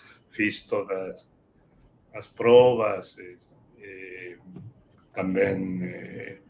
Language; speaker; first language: Portuguese; non-native, fluent; Spanish